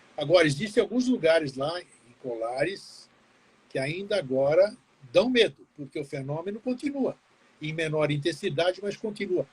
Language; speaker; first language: Portuguese; early bilingual, other home language; Greek